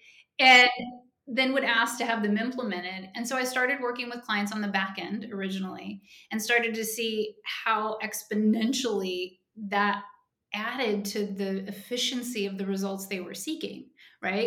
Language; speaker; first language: English; native; English